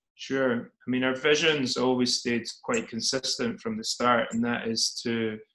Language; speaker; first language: English; native; English